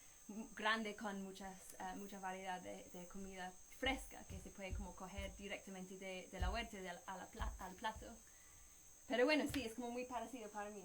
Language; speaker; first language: Spanish; non-native, fluent; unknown